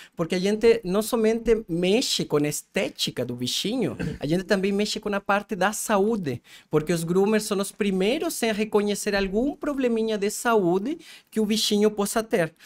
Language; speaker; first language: Portuguese; non-native, fluent; Spanish